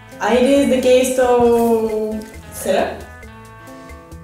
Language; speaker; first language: Spanish; non-native, learner; Russian